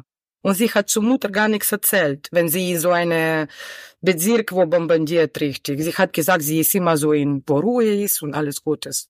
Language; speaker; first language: German; non-native, learner; Ukrainian